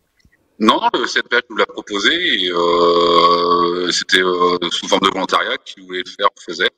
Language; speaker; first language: French; native; French